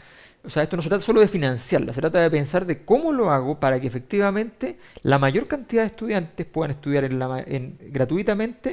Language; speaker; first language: Spanish; native; Spanish